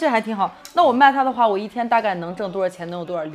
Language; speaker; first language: Chinese; native; Chinese